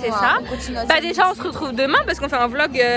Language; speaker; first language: French; native; French